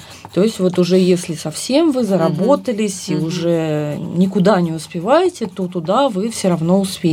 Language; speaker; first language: Russian; native; Russian